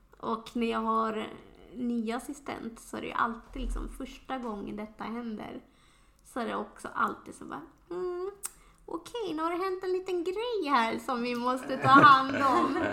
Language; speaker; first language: Swedish; native; Swedish